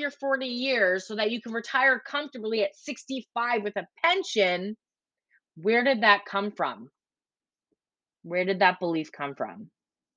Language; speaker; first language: English; native; English